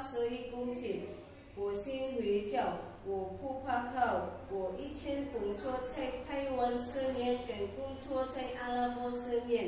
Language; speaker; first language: Chinese; non-native, learner; Indonesian